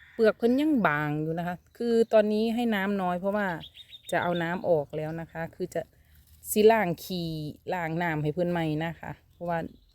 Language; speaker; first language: Thai; native; Thai